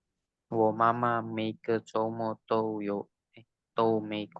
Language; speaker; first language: Chinese; non-native, learner; Indonesian